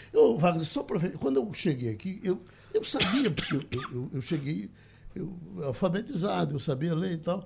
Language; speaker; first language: Portuguese; native; Portuguese